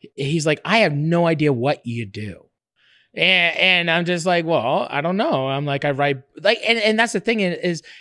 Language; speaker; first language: English; native; English